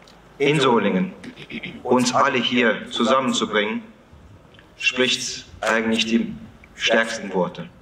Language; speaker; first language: German; early bilingual, other home language; Turkish